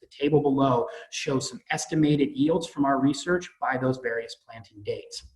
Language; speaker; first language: English; native; English